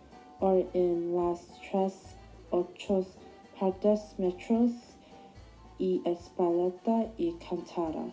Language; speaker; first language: Spanish; non-native, learner; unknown